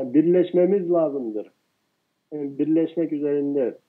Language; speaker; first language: Turkish; non-native, fluent; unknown